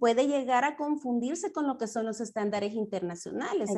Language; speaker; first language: Spanish; native; Spanish